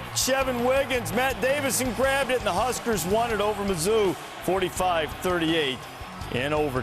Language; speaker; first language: English; native; English